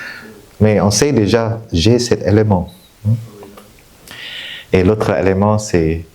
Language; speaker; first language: French; non-native, fluent; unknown